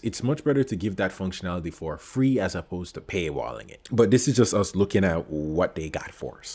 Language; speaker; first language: English; native; English